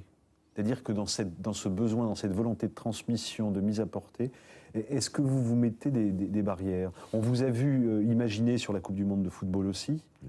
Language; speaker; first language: French; native; French